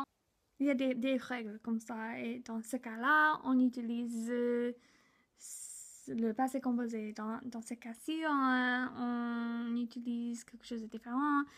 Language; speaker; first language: French; non-native, learner; English